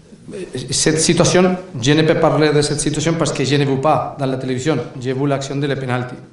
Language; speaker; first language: French; non-native, learner; Spanish